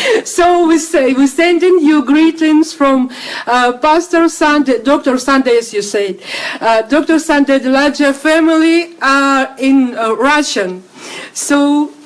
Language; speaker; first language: English; non-native, learner; Russian